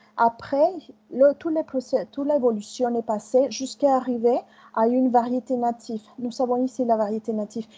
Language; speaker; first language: French; non-native, fluent; Spanish